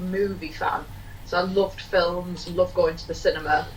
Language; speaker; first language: English; native; English